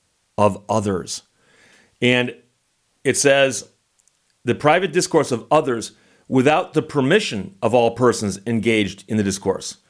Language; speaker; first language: English; native; English